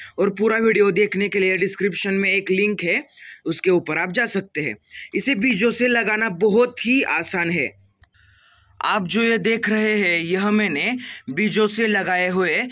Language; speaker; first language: Hindi; non-native, local second language; Marathi